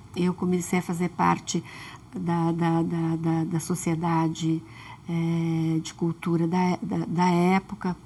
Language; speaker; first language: Portuguese; early bilingual, other home language; Russian